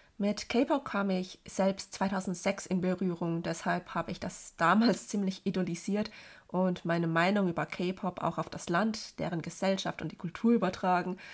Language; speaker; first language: German; early bilingual, other home language; Cantonese